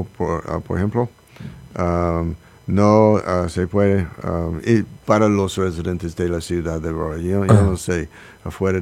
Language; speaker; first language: Spanish; non-native, learner; English